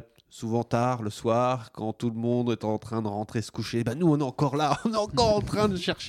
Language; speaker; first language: French; native; French